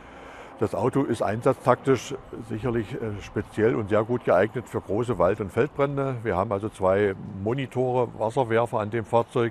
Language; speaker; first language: German; native; German